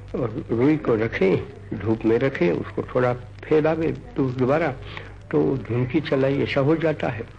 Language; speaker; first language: Hindi; non-native, local second language; Gujarati